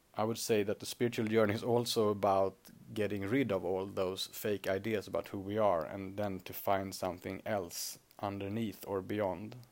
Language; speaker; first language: English; non-native, fluent; Swedish